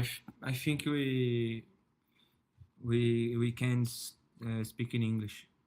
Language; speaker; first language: English; non-native, learner; Portuguese